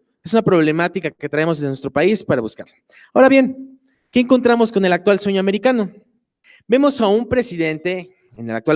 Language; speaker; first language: Spanish; native; Spanish